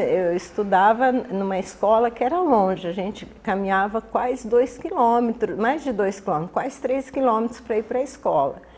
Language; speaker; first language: Portuguese; early bilingual, other home language; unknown